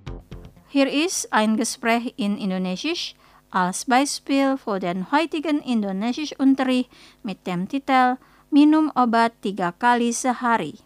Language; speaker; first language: German; non-native, fluent; Indonesian